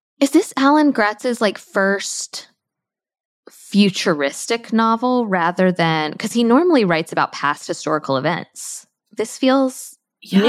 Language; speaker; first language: English; native; English